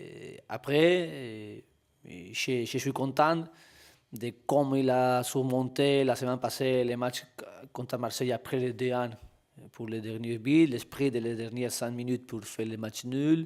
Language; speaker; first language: French; non-native, learner; Spanish